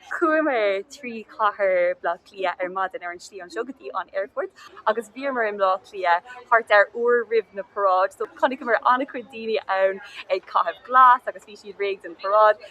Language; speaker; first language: Irish; non-native, local second language; English